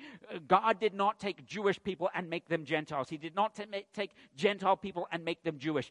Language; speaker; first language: English; native; English